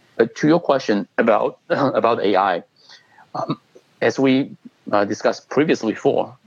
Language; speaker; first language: English; non-native, fluent; Chinese